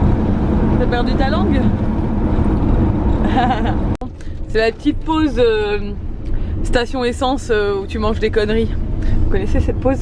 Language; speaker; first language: French; native; French